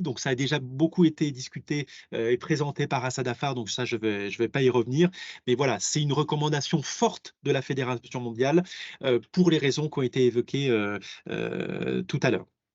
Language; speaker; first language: French; native; French